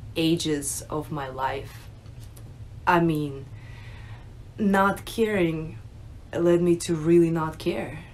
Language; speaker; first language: English; early bilingual, other home language; Russian